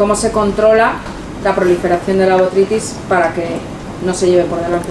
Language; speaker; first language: Spanish; native; Spanish